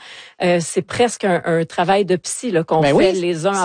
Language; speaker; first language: French; native; French